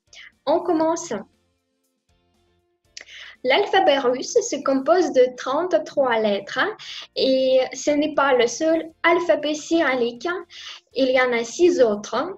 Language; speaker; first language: French; non-native, fluent; Russian